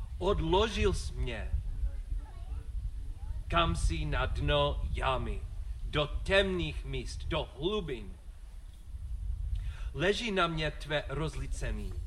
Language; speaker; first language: Czech; non-native, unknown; English